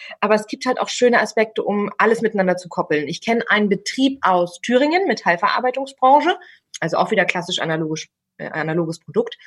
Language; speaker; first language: German; native; German